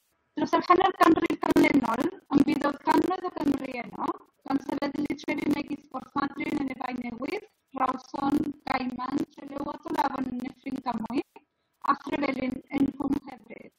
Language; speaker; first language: Welsh; non-native, learner; Spanish